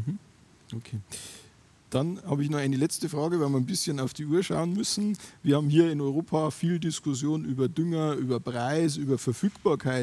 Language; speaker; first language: German; native; German